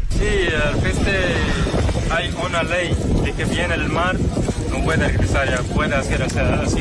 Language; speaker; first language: Spanish; non-native, learner; Arabic